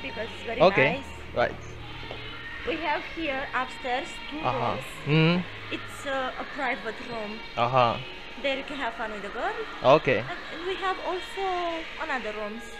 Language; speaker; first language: English; non-native, learner; Romanian